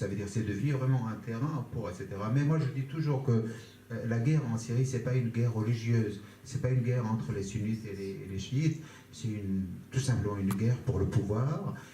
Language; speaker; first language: French; non-native, fluent; Kurdish